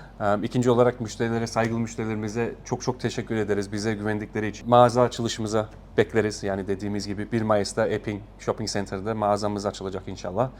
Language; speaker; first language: Turkish; early bilingual, heritage; Turkish